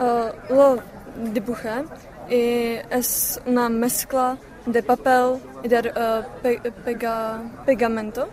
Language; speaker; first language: Spanish; non-native, learner; Czech